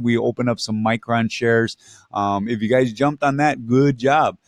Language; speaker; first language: English; native; English